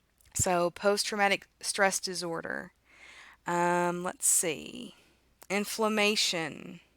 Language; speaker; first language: English; native; English